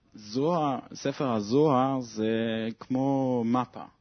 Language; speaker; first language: Hebrew; non-native, learner; Swiss German